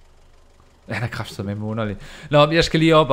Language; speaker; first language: Danish; native; Danish